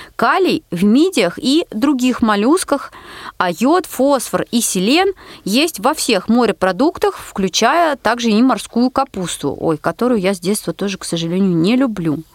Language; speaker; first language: Russian; native; Russian